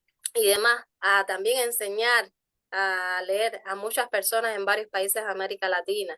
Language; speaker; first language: Spanish; native; Spanish